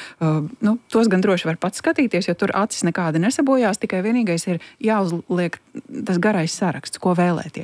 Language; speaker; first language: Latvian; native; Latvian